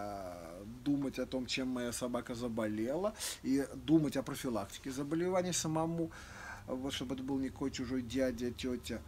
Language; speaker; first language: Russian; native; Russian